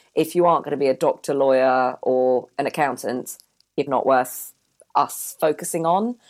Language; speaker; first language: English; early bilingual, other home language; Hindi